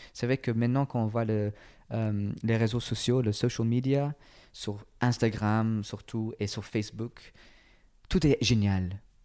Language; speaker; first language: French; non-native, fluent; English